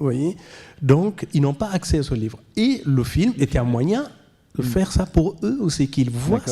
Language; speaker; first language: French; non-native, fluent; Persian